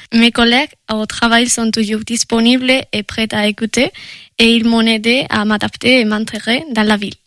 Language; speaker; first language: French; non-native, fluent; Spanish